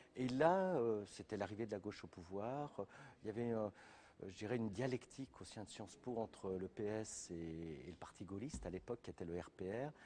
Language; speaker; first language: French; native; French